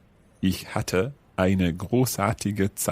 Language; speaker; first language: German; non-native, fluent; English